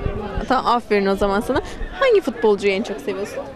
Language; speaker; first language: Turkish; native; Turkish